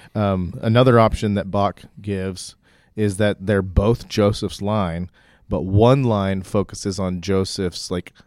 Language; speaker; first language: English; native; English